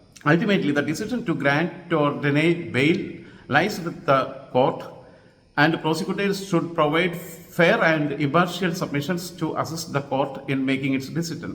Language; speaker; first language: English; non-native, local second language; Malayalam